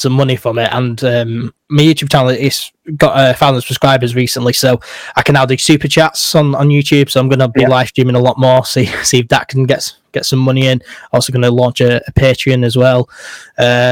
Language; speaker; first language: English; native; English